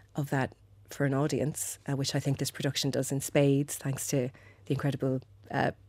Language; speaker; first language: English; native; English